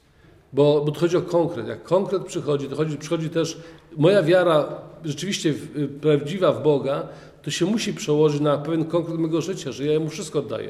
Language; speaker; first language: Polish; native; Polish